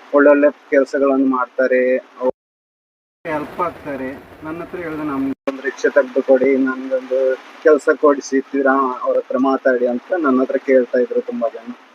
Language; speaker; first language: Kannada; native; Kannada